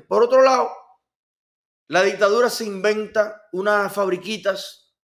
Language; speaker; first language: Spanish; native; Spanish